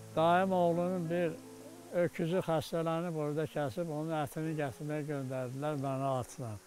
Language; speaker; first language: Azerbaijani; non-native, local second language; Avaric